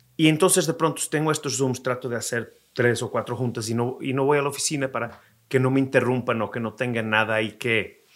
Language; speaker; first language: Spanish; non-native, fluent; Portuguese